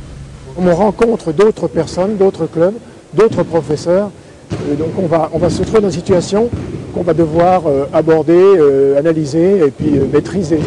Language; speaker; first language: French; native; French